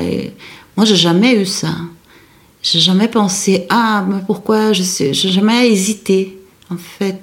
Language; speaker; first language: French; non-native, fluent; Portuguese